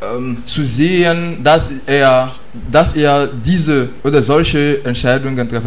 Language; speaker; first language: German; non-native, learner; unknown